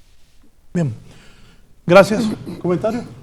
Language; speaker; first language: Spanish; native; Spanish